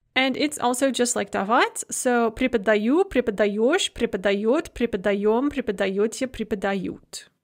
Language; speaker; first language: English; native; English